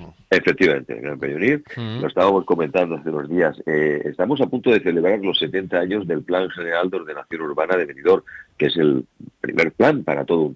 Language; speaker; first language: Spanish; native; Spanish